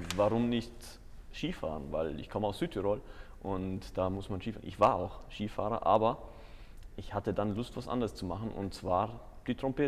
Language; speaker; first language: German; non-native, local second language; Italian